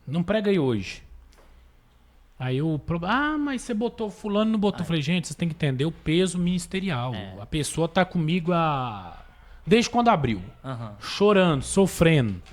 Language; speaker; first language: Portuguese; native; Portuguese